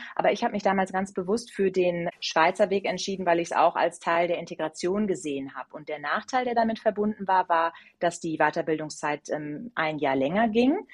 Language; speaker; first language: German; native; German